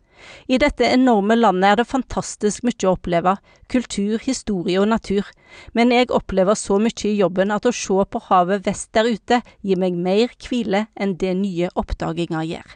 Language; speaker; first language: Norwegian; native; Norwegian